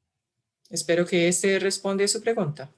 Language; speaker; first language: Spanish; non-native, fluent; English